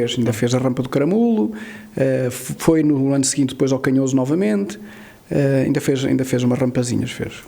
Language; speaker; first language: Portuguese; early bilingual, heritage; Portuguese